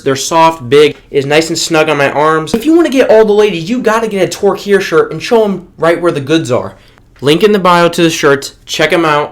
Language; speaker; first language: English; native; English